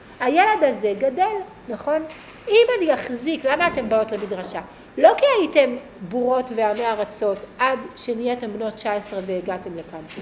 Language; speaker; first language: Hebrew; native; Hebrew